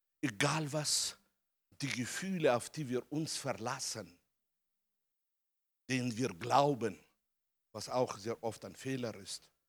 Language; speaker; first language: German; non-native, fluent; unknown